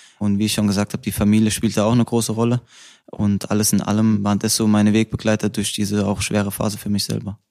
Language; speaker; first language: German; native; German